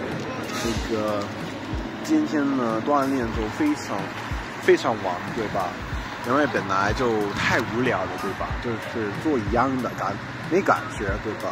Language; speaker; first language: Chinese; non-native, fluent; English